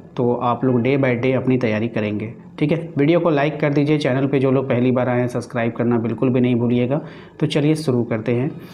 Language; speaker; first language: Hindi; native; Hindi